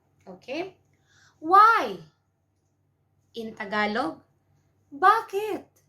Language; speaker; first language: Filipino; non-native, local second language; Cebuano